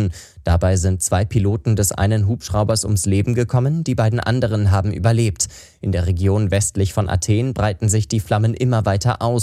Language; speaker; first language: German; native; German